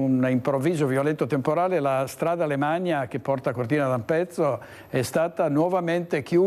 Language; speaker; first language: Italian; native; Italian